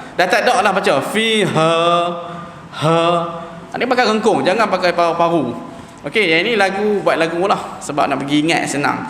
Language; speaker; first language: Malay; native; Malay